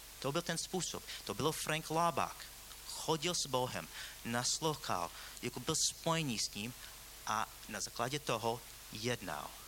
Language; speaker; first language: Czech; non-native, fluent; English